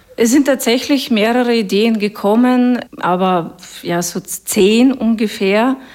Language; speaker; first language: German; non-native, fluent; Russian